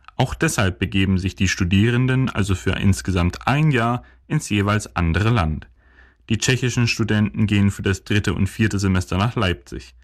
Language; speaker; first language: German; native; German